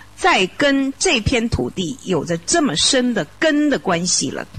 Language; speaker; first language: Chinese; native; Chinese